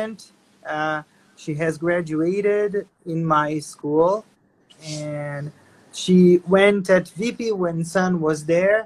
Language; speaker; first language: English; non-native, fluent; Portuguese